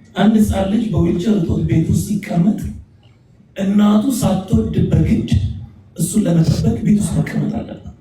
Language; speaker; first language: Amharic; native; Amharic